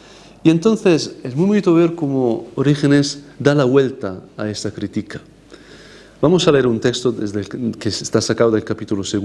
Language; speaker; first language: Spanish; non-native, fluent; Italian